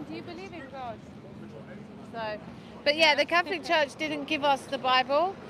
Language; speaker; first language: English; native; English